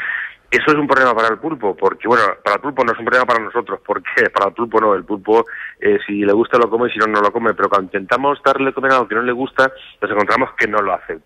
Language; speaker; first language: Spanish; native; Spanish